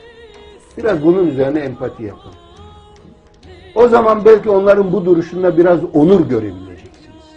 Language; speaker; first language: Turkish; native; Turkish